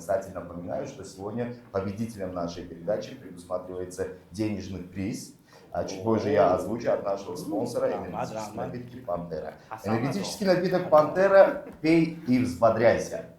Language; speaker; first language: Russian; non-native, local second language; Tajik